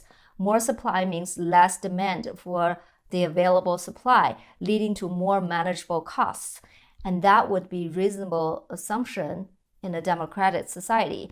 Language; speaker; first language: English; non-native, fluent; Chinese